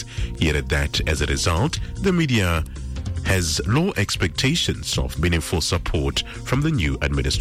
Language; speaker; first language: English; non-native, local second language; Tswana